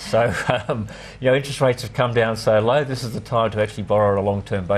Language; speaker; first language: English; native; English